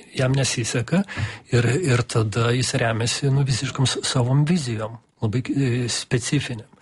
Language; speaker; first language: Lithuanian; non-native, local second language; Russian